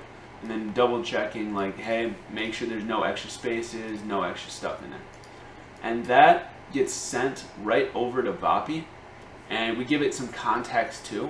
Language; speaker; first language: English; native; English